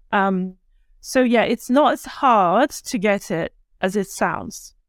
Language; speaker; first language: English; early bilingual, other home language; Turkish